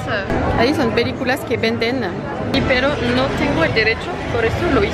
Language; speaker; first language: Spanish; non-native, fluent; French